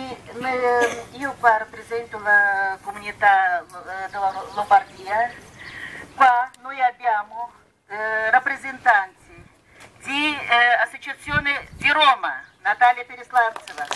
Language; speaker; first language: Italian; non-native, fluent; Russian